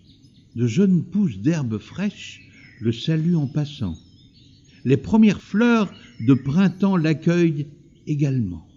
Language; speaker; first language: French; native; French